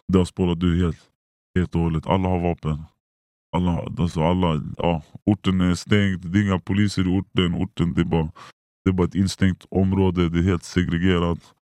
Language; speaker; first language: Swedish; native; Swedish